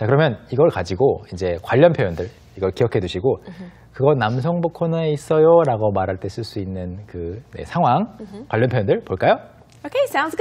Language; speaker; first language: Korean; native; Korean